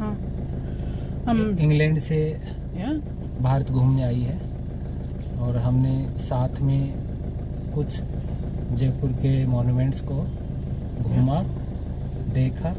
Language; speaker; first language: Hindi; native; Hindi